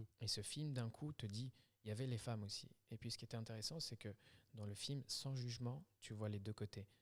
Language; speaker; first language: French; early bilingual, other home language; Kabyle